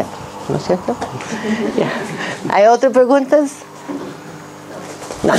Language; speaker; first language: Spanish; non-native, fluent; English